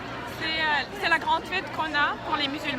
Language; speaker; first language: French; non-native, local second language; Arabic